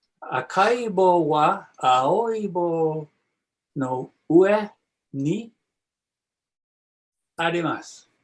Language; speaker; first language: Japanese; non-native, learner; English